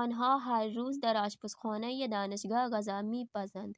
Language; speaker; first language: Persian; non-native, fluent; Urdu